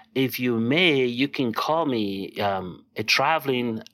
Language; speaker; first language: English; non-native, local second language; Yoruba